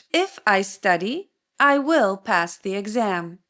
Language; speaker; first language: English; non-native, fluent; Polish